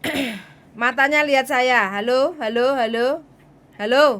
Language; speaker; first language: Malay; non-native, local second language; Javanese